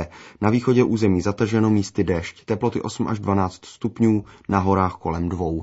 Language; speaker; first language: Czech; native; Czech